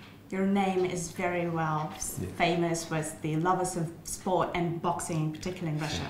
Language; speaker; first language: English; non-native, fluent; Russian